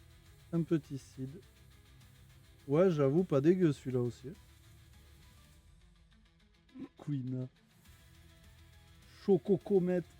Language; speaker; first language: French; native; French